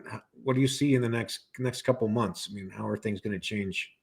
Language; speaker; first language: English; native; English